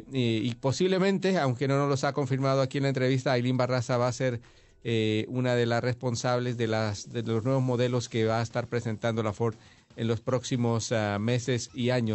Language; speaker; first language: Spanish; native; Spanish